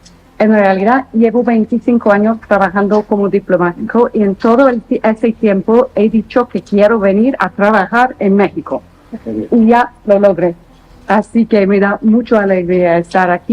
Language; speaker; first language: Spanish; non-native, fluent; English